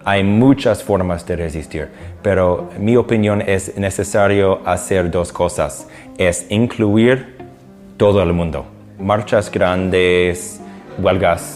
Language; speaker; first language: Spanish; non-native, fluent; English